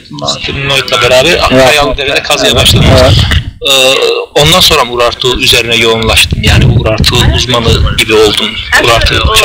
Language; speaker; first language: Turkish; native; Turkish